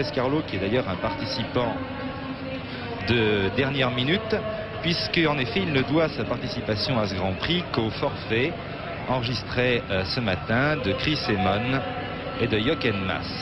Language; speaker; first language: French; native; French